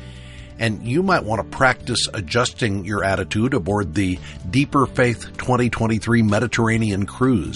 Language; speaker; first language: English; native; English